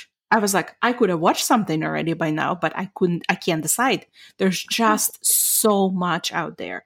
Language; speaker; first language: English; non-native, fluent; Ukrainian